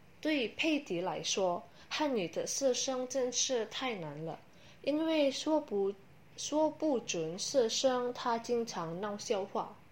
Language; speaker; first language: Chinese; non-native, learner; Indonesian